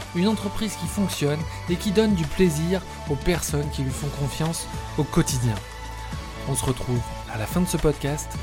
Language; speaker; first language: French; native; French